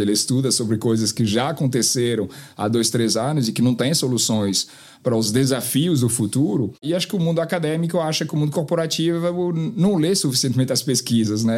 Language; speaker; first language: Portuguese; non-native, fluent; French